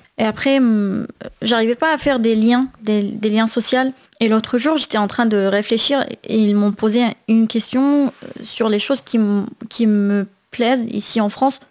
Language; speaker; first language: French; non-native, fluent; Arabic